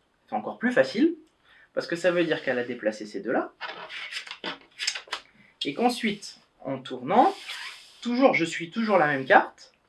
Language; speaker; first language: French; native; French